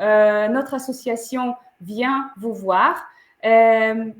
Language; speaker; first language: French; non-native, fluent; Ukrainian